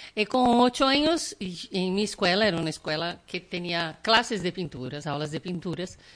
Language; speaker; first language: Spanish; non-native, learner; Portuguese